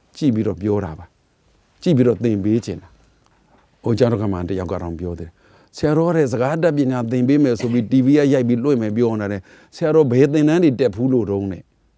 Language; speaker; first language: Burmese; native; Burmese